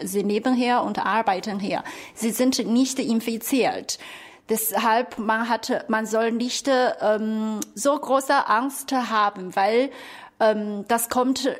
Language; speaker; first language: German; non-native, fluent; Chinese